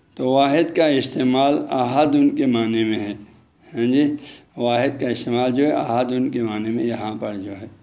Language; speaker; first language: Urdu; non-native, local second language; Balti